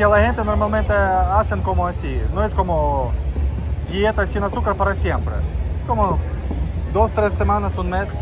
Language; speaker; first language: Spanish; non-native, learner; Russian